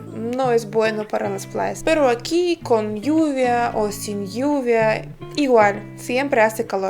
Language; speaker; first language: Spanish; non-native, fluent; Ukrainian